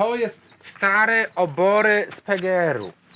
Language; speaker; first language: Polish; non-native, learner; English